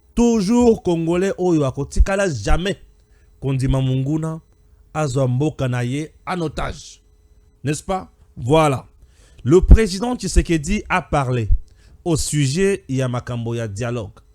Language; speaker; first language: Lingala; non-native, local second language; Luba-Lulua